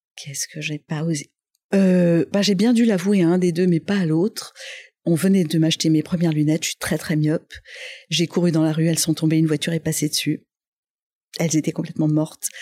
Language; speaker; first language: French; non-native, local second language; Arabic